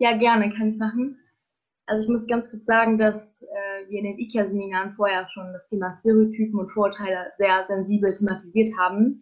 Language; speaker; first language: German; native; German